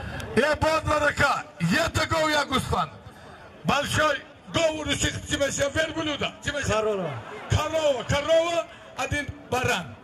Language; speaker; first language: Russian; non-native, learner; Tajik